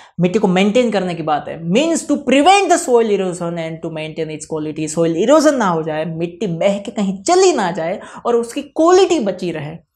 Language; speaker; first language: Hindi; non-native, local second language; Gujarati